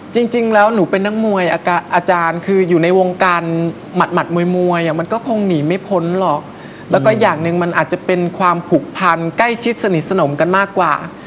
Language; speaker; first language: Thai; native; Thai